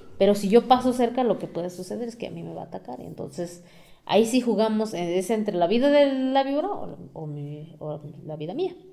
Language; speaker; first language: Spanish; non-native, local second language; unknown